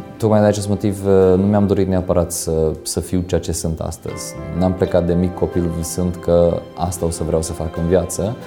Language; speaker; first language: Romanian; non-native, local second language; Hungarian